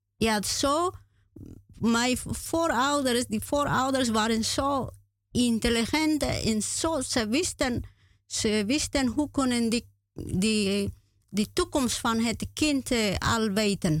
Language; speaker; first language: Dutch; non-native, learner; Spanish